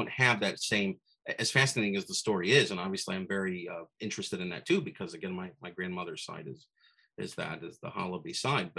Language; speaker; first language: English; native; English